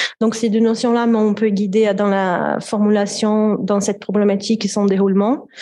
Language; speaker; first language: French; non-native, fluent; Portuguese